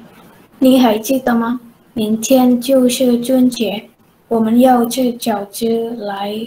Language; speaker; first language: Chinese; non-native, learner; Indonesian